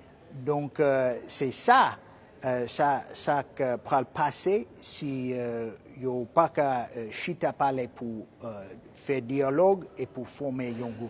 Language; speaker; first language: Haitian Creole; non-native, fluent; English